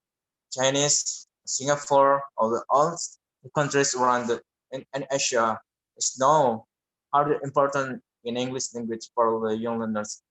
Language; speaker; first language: English; non-native, learner; Indonesian